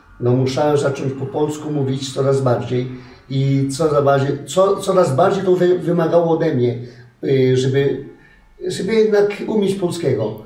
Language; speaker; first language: Polish; non-native, fluent; Portuguese